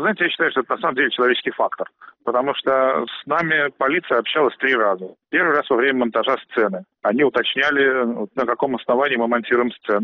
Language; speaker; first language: Russian; native; Russian